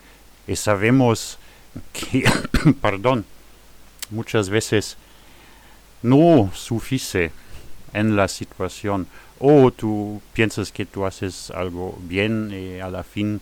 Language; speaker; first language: Spanish; non-native, fluent; German